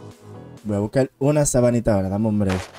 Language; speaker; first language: Spanish; native; Spanish